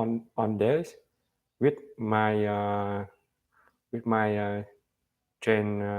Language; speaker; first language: English; non-native, learner; Vietnamese